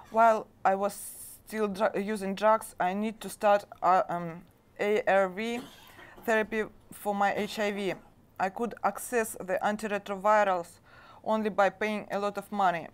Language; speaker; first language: English; non-native, learner; Russian